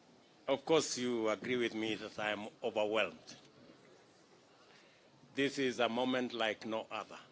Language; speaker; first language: English; non-native, local second language; Kalenjin